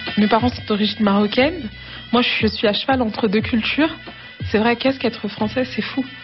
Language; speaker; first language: French; early bilingual, other home language; Arabic